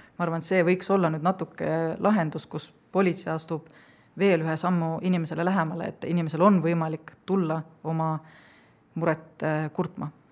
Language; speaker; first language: Estonian; native; Estonian